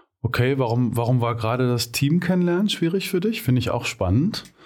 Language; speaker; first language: German; native; German